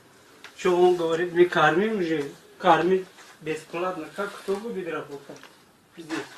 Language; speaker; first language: Russian; non-native, learner; Tajik